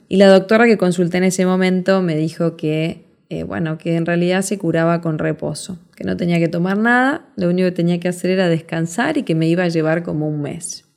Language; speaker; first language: Spanish; native; Spanish